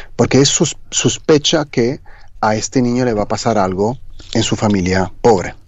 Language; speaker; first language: Spanish; non-native, fluent; Italian